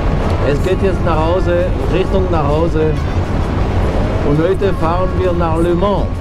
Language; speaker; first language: German; non-native, fluent; French